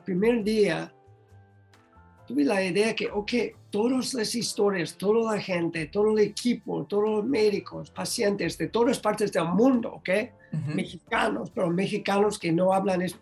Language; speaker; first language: Spanish; non-native, learner; English